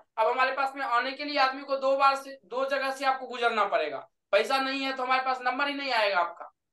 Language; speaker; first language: Hindi; native; Hindi